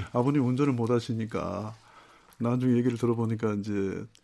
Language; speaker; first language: Korean; native; Korean